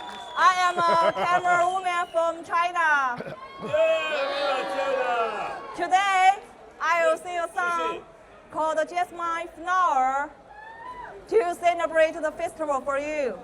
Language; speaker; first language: English; non-native, learner; Chinese